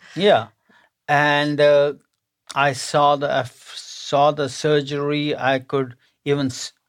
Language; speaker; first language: English; non-native, local second language; Punjabi